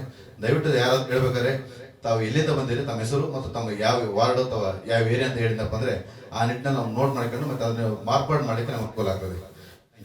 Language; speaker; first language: Kannada; native; Kannada